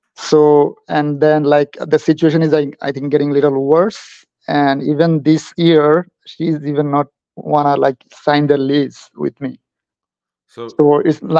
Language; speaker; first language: English; non-native, local second language; Bangla